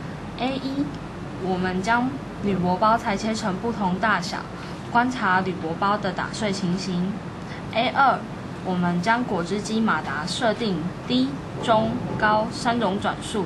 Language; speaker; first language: Chinese; native; Chinese